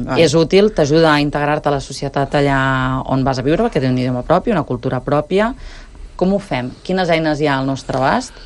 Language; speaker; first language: Catalan; native; Catalan